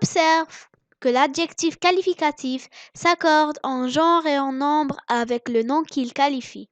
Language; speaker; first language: French; non-native, local second language; Arabic